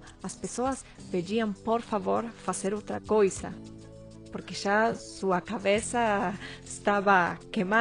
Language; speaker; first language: Portuguese; non-native, fluent; Spanish